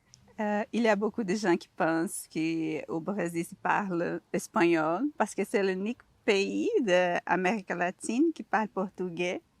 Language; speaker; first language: French; non-native, learner; Portuguese